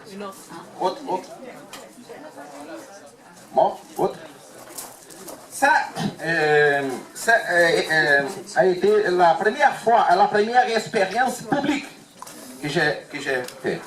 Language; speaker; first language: French; non-native, learner; Portuguese